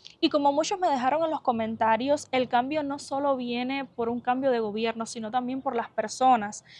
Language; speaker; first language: Spanish; native; Spanish